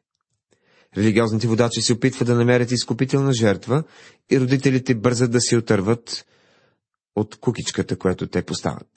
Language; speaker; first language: Bulgarian; native; Bulgarian